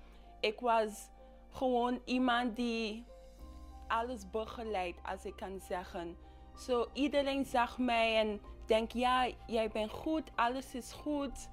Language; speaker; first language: Dutch; non-native, local second language; English